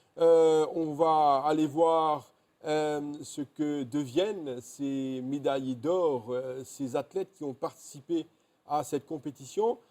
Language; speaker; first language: French; non-native, local second language; Morisyen